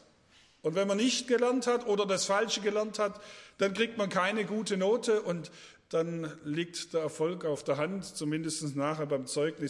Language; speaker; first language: German; native; German